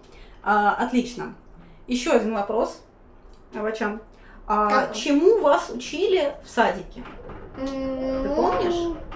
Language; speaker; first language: Russian; native; Russian